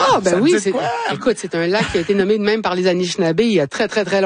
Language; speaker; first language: French; native; French